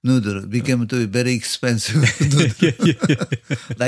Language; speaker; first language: English; non-native, learner; Japanese